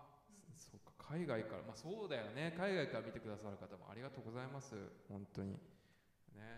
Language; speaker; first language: Japanese; native; Japanese